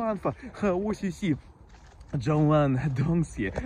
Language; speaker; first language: Chinese; non-native, learner; Russian